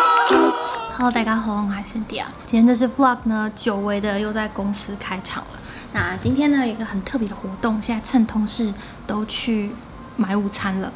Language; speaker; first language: Chinese; native; Chinese